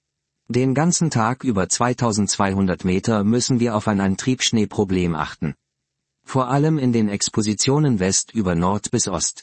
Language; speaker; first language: German; native; German